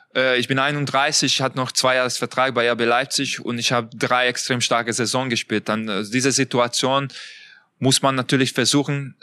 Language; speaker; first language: German; non-native, fluent; Hungarian